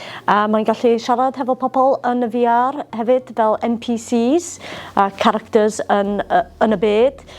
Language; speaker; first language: Welsh; non-native, local second language; English